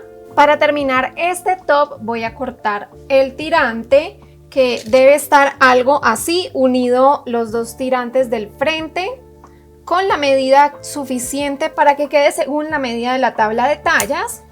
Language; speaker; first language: Spanish; native; Spanish